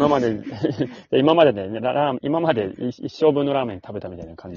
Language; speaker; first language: Japanese; native; Japanese